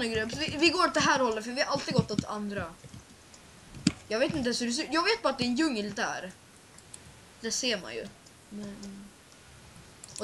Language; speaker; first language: Swedish; native; Swedish